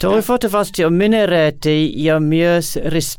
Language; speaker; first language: Finnish; non-native, learner; English